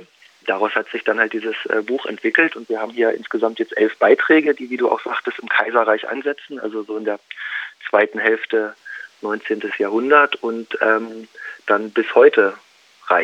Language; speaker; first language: German; native; German